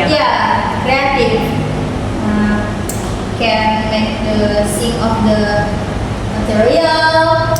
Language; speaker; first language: English; non-native, learner; Indonesian